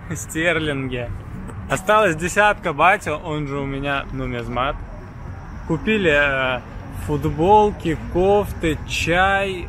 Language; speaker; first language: Russian; native; Russian